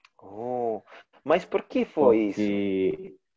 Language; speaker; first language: Portuguese; non-native, learner; Spanish